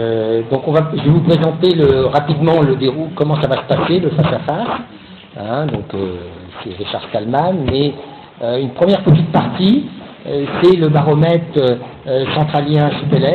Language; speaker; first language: French; native; French